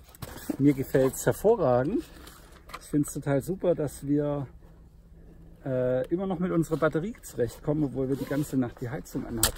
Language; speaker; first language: German; native; German